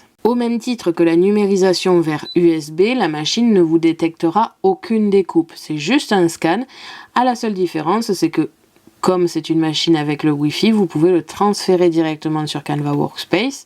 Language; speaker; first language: French; native; French